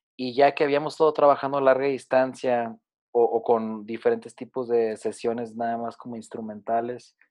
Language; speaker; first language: Spanish; native; Spanish